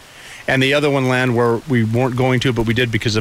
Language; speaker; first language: English; native; English